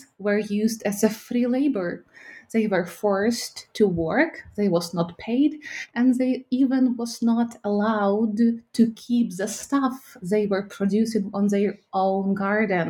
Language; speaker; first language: English; non-native, fluent; Ukrainian